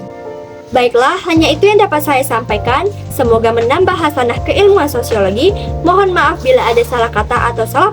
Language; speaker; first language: Indonesian; native; Indonesian